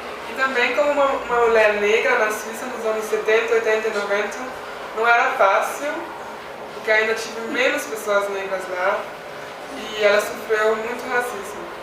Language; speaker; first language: Portuguese; non-native, fluent; Swiss German